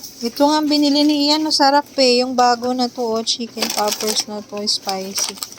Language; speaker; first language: Filipino; native; Filipino